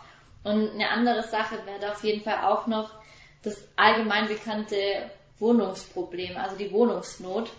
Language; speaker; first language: German; native; German